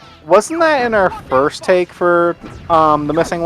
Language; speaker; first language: English; native; English